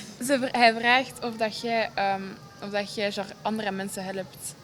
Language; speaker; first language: Dutch; early bilingual, heritage; Kinyarwanda